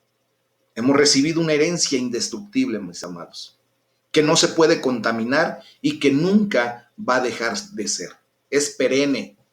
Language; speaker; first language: Spanish; native; Spanish